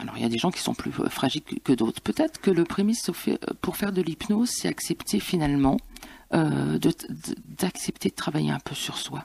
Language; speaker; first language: French; native; French